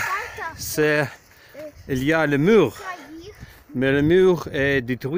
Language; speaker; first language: French; non-native, learner; Ukrainian